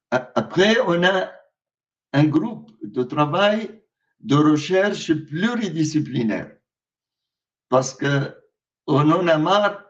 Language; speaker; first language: French; non-native, fluent; Arabic